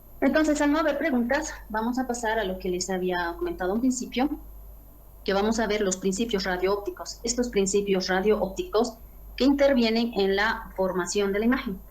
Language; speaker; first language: Spanish; native; Spanish